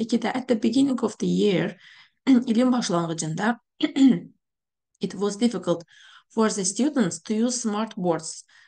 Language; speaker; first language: English; non-native, fluent; Azerbaijani